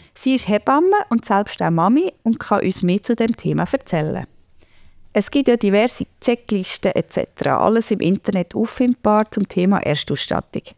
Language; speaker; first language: German; native; German